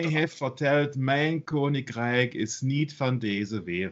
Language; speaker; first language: Dutch; non-native, learner; German